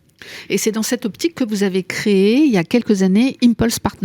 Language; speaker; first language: French; native; French